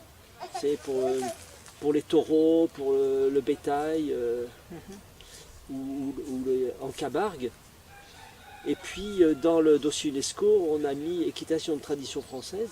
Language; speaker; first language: French; native; French